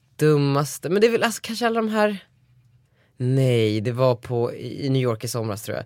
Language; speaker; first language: Swedish; native; Swedish